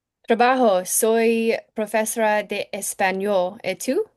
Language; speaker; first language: Spanish; non-native, learner; English